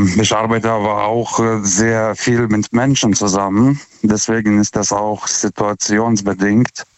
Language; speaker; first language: German; non-native, fluent; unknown